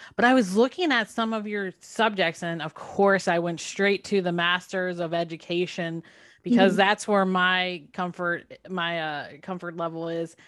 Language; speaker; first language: English; native; English